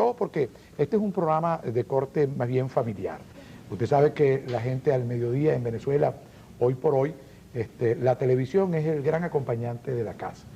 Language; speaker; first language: Spanish; native; Spanish